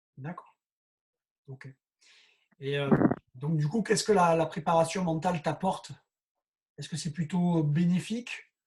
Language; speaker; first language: French; native; French